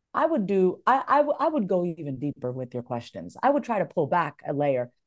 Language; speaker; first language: English; native; English